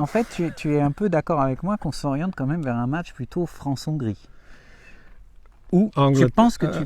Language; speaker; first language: French; native; French